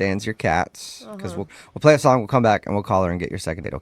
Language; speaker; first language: English; native; English